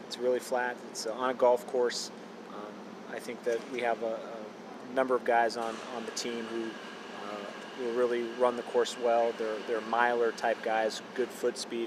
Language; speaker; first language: English; native; English